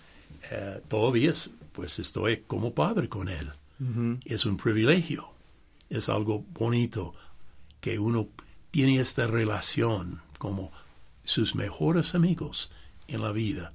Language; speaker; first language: Spanish; non-native, fluent; English